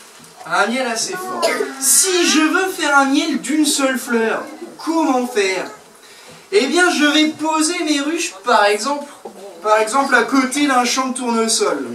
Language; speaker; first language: French; native; French